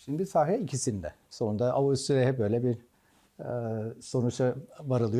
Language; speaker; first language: Turkish; non-native, fluent; German